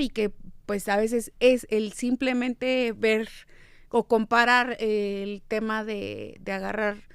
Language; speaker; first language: Spanish; native; Spanish